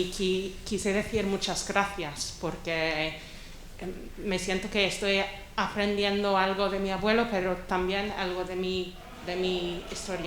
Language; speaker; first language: Spanish; non-native, fluent; English